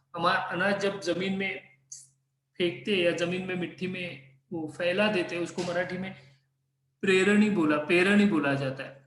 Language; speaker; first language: Hindi; non-native, local second language; Marathi